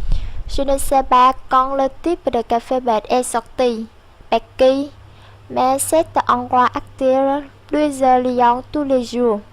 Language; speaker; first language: French; non-native, local second language; Vietnamese